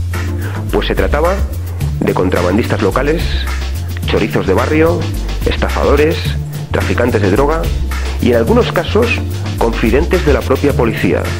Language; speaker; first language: Spanish; native; Spanish